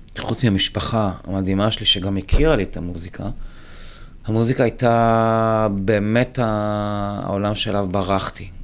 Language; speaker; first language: Hebrew; native; Hebrew